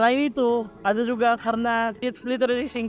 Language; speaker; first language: Indonesian; non-native, fluent; Filipino